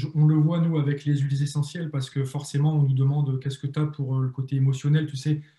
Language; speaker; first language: French; native; French